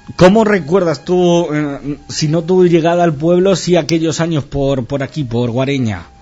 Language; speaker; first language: Spanish; native; Spanish